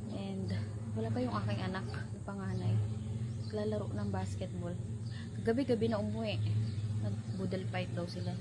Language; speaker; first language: Filipino; native; Filipino